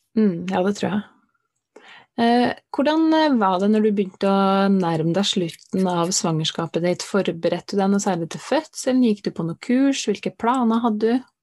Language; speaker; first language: Norwegian; native; Norwegian